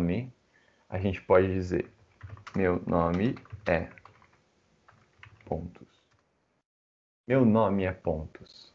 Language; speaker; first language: Portuguese; native; Portuguese